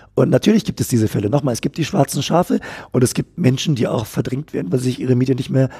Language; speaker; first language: German; native; German